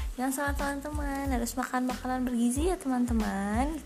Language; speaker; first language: Indonesian; native; Indonesian